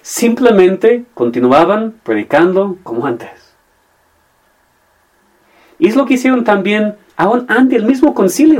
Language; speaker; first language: Spanish; non-native, fluent; English